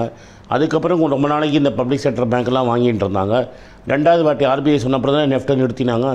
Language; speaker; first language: Tamil; native; Tamil